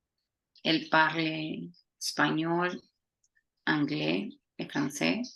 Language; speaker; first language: French; non-native, learner; Spanish